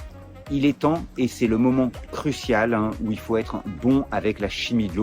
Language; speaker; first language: French; native; French